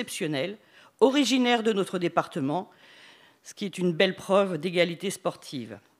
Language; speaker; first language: French; native; French